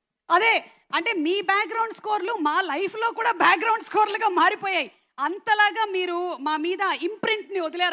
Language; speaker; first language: Telugu; native; Telugu